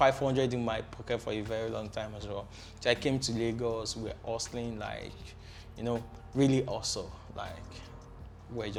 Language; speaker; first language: English; non-native, local second language; Yoruba